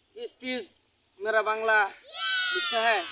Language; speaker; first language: Hindi; non-native, learner; Bangla